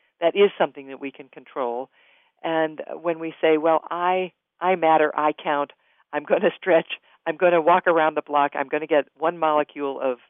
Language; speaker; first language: English; native; English